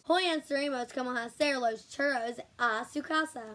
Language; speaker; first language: Spanish; non-native, learner; English